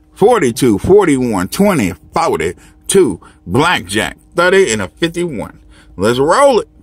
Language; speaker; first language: English; native; English